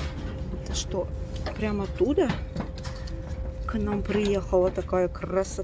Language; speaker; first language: Russian; native; Russian